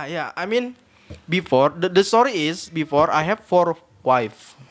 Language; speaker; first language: English; non-native, learner; Indonesian